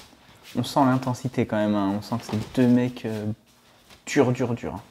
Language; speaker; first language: French; native; French